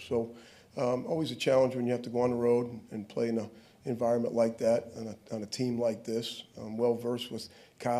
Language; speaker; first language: English; native; English